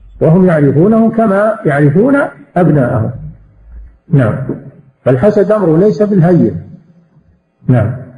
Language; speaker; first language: Arabic; native; Arabic